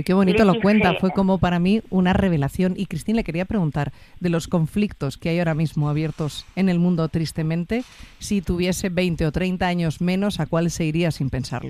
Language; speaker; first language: Spanish; native; Spanish